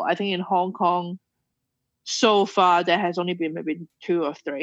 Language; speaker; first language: English; non-native, local second language; Cantonese